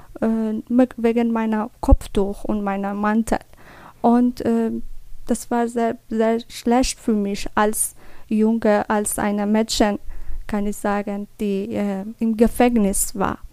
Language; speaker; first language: German; non-native, learner; Persian